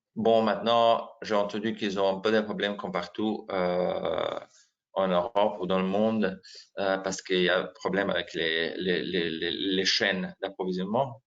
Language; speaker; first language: French; non-native, fluent; Slovenian